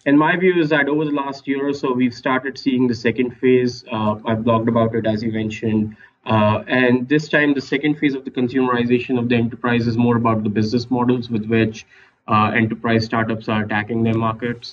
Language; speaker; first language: English; non-native, local second language; Hindi